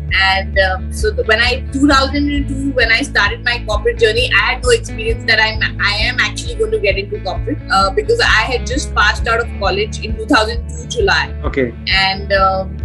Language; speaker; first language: English; non-native, local second language; Hindi